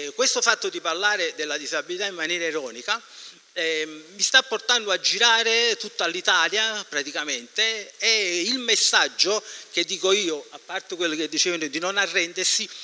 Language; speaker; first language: Italian; native; Italian